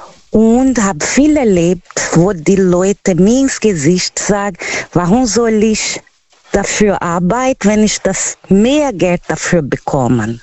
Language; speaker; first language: German; non-native, learner; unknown